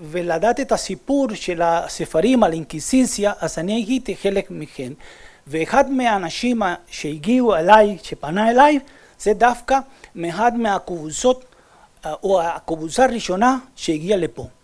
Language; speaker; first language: Hebrew; non-native, fluent; Spanish